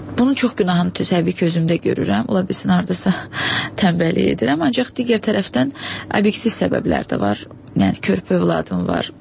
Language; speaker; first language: Azerbaijani; native; Azerbaijani